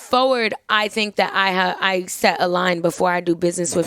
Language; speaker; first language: English; native; English